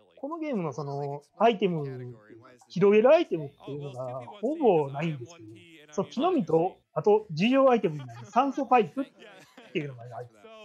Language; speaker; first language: Japanese; native; Japanese